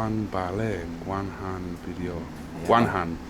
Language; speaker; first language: Korean; non-native, learner; English